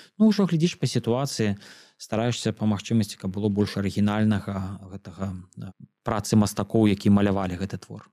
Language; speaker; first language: Belarusian; native; Belarusian